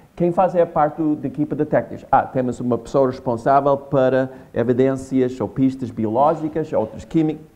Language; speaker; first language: Portuguese; non-native, fluent; English